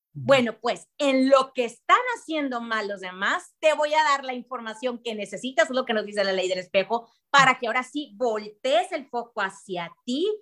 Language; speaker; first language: Spanish; native; Spanish